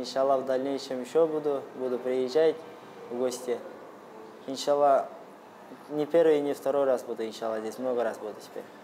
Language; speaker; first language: Russian; non-native, local second language; Kyrgyz